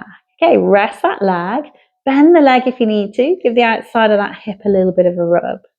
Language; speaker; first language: English; native; English